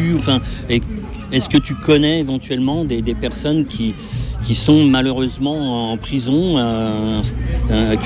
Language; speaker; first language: French; native; French